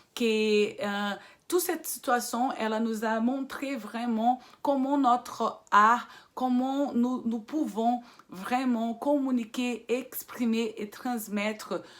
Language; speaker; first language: French; non-native, fluent; Portuguese